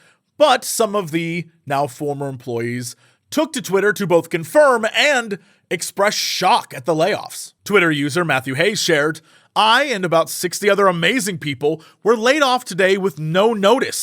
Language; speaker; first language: English; native; English